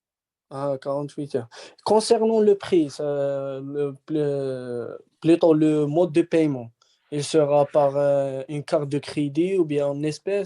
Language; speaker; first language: French; non-native, learner; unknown